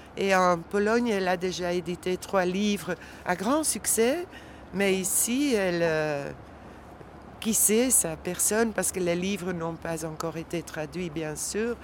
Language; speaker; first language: French; non-native, local second language; Dutch